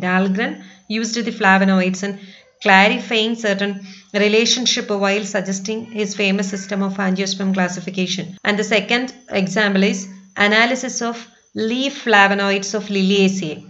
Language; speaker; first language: English; non-native, local second language; Malayalam